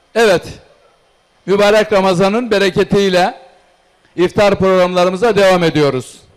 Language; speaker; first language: Turkish; native; Turkish